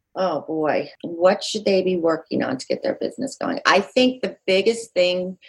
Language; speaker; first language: English; native; English